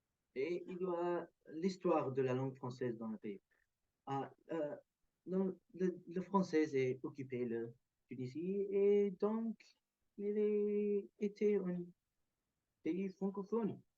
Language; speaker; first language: French; non-native, learner; Arabic